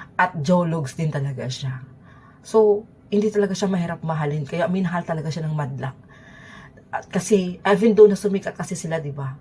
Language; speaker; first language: Filipino; native; Filipino